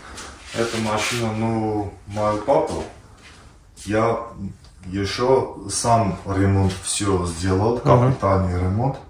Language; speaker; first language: Russian; non-native, learner; Armenian